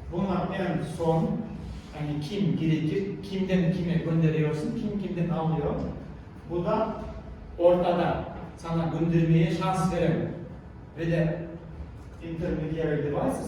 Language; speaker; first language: Turkish; non-native, learner; Kazakh